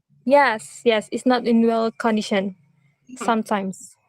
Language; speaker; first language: English; non-native, learner; Indonesian